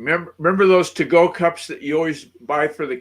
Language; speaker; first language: English; native; English